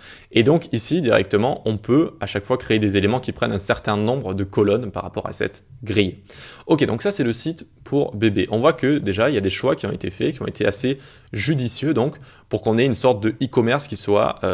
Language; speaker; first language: French; native; French